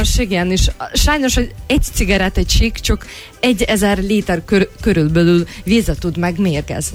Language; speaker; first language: Hungarian; non-native, fluent; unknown